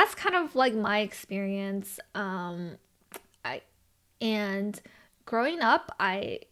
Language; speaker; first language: English; early bilingual, other home language; Chinese